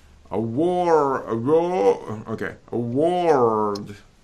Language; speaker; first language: English; non-native, fluent; Russian